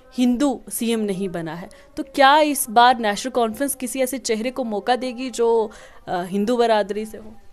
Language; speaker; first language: Hindi; non-native, local second language; Kashmiri